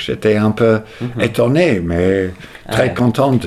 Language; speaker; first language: French; non-native, fluent; English